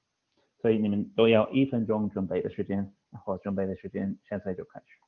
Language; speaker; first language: Chinese; non-native, fluent; English